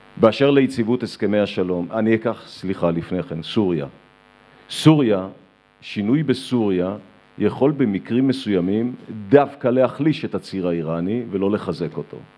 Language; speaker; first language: Hebrew; native; Hebrew